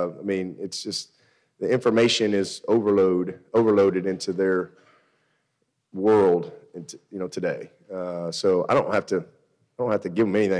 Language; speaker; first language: English; native; English